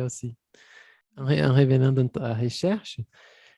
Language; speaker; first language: French; non-native, fluent; Portuguese